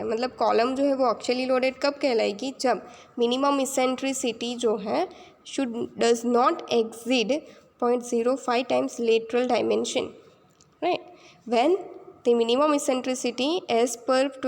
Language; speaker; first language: Hindi; native; Hindi